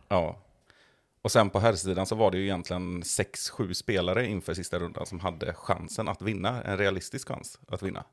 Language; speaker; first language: Swedish; native; Swedish